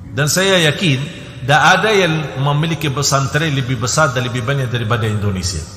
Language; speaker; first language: Indonesian; non-native, fluent; Arabic